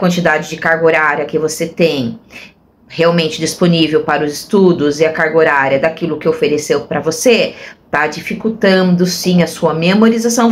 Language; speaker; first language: Portuguese; native; Portuguese